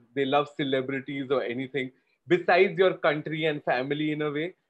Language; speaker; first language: English; non-native, local second language; Gujarati